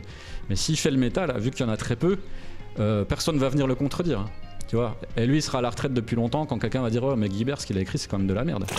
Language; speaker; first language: French; native; French